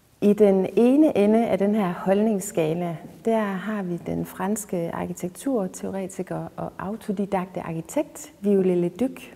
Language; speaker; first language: Danish; native; Danish